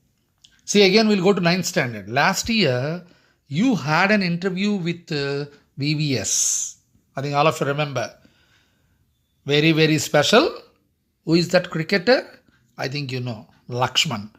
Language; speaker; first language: English; non-native, local second language; Telugu